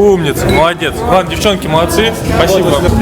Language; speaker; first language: Russian; native; Russian